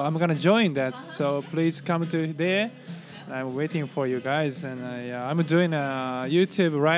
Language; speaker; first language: English; non-native, learner; Japanese